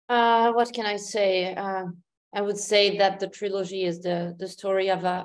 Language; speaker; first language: English; non-native, fluent; Arabic